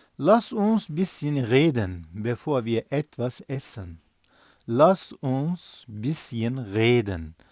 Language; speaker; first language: German; non-native, fluent; Turkish